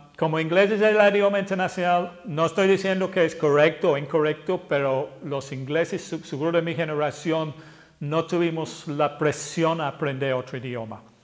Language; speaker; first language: Spanish; non-native, fluent; English